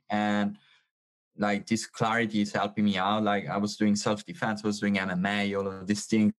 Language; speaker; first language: English; non-native, fluent; Italian